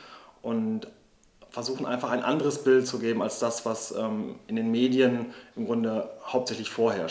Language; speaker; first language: German; native; German